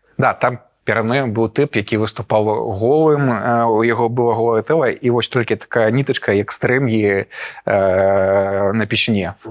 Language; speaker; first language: Belarusian; non-native, local second language; Russian